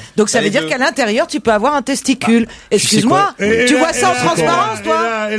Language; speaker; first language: French; native; French